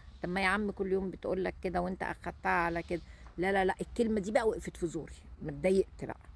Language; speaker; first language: Arabic; native; Arabic